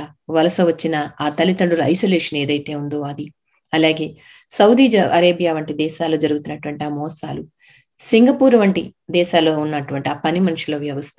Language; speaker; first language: Telugu; native; Telugu